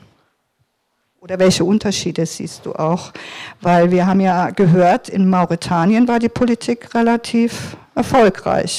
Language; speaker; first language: German; native; German